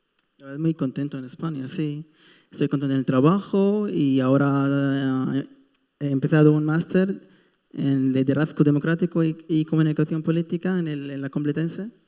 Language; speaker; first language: Spanish; non-native, fluent; Arabic